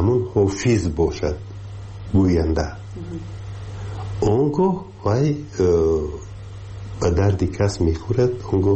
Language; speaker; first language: Persian; native; Persian